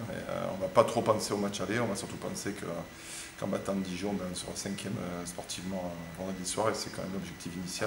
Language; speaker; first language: French; native; French